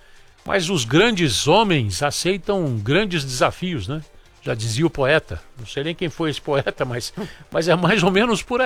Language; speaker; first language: Portuguese; native; Portuguese